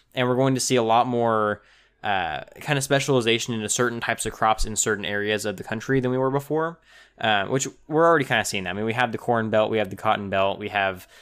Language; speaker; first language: English; native; English